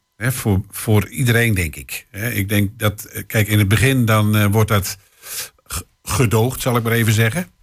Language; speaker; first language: Dutch; native; Dutch